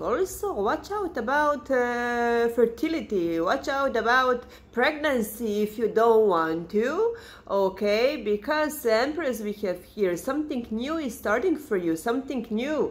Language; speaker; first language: English; non-native, fluent; Serbian